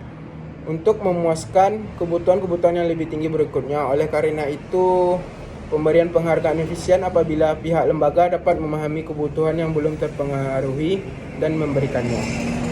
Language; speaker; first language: Indonesian; native; Indonesian